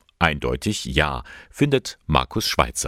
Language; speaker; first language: German; native; German